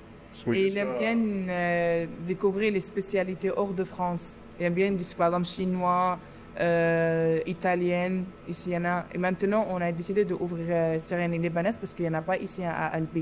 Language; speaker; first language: French; non-native, fluent; Arabic